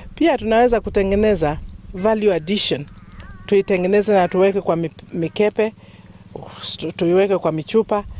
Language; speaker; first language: Swahili; non-native, local second language; Kamba